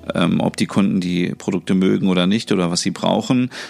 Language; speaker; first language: German; native; German